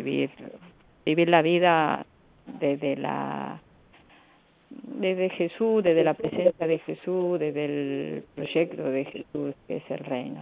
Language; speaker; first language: Spanish; non-native, fluent; Korean